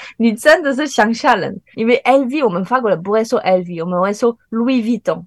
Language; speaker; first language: Chinese; non-native, fluent; French